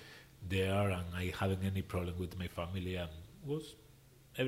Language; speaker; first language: English; non-native, learner; Spanish